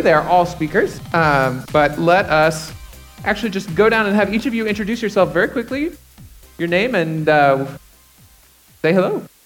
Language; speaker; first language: English; native; English